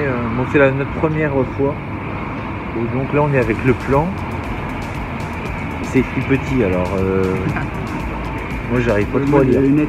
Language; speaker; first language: French; native; French